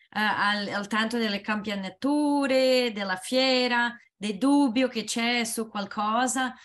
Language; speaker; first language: Italian; non-native, learner; Portuguese